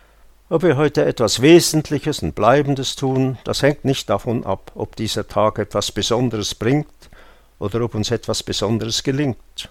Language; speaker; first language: German; native; German